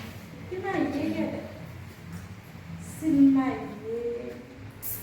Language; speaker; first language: Portuguese; non-native, learner; Haitian Creole